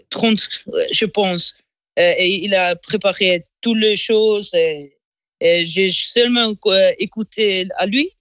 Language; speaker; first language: French; non-native, local second language; German